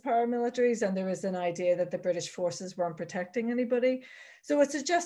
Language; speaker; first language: English; native; English